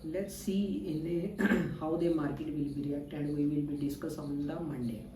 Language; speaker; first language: English; non-native, local second language; Punjabi